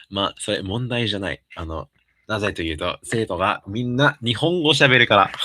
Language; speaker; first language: Japanese; non-native, fluent; English